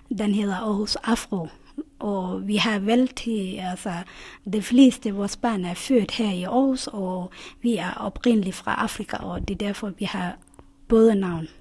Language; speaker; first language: Danish; non-native, fluent; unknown